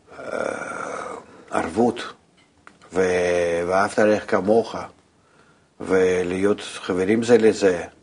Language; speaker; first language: Hebrew; non-native, fluent; Russian